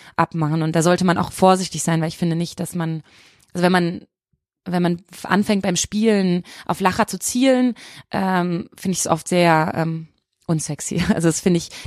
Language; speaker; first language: German; native; German